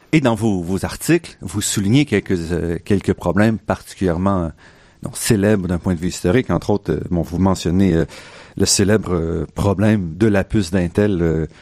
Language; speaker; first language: French; native; French